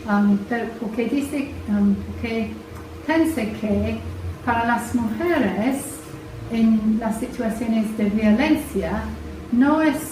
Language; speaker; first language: Spanish; non-native, fluent; English